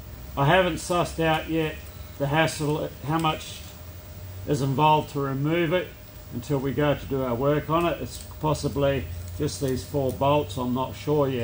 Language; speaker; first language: English; native; English